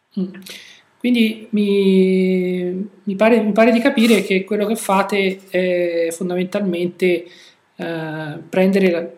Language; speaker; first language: Italian; native; Italian